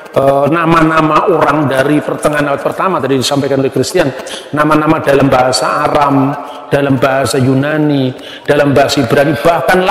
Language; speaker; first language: Indonesian; native; Indonesian